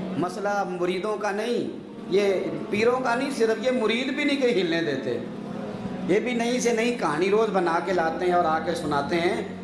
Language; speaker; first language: Urdu; non-native, local second language; Punjabi